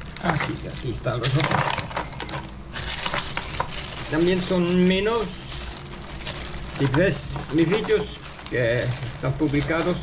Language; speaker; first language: Spanish; non-native, fluent; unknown